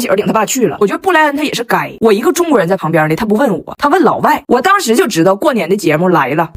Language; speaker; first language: Chinese; native; Chinese